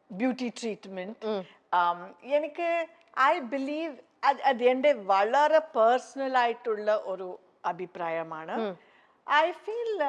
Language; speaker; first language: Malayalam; non-native, local second language; Tamil